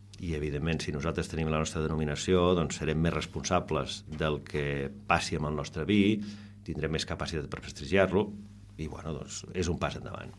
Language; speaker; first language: Catalan; non-native, local second language; Spanish